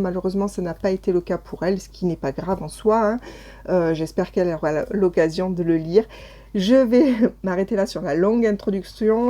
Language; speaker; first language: French; native; French